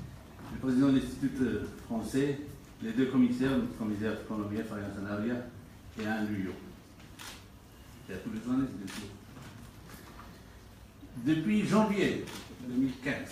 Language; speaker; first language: French; non-native, fluent; Spanish